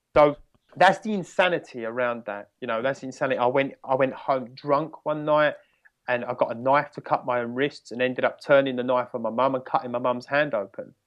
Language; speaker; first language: English; native; English